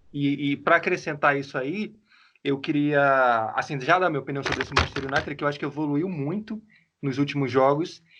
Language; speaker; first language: Portuguese; native; Portuguese